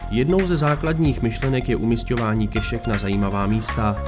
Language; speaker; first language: Czech; native; Czech